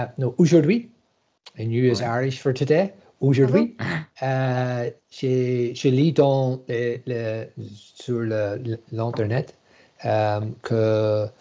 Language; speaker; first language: French; non-native, learner; English